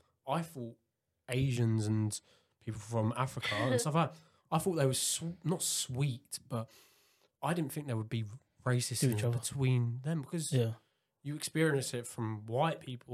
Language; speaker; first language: English; native; English